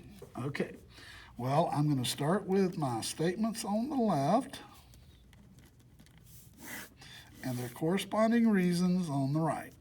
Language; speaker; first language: English; native; English